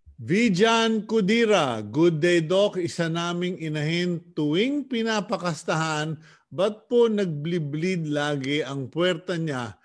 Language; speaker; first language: Filipino; native; Filipino